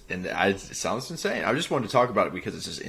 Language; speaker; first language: English; native; English